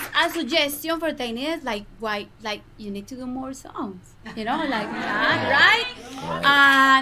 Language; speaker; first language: English; non-native, fluent; Spanish